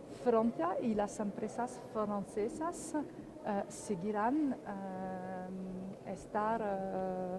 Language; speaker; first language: Spanish; non-native, fluent; French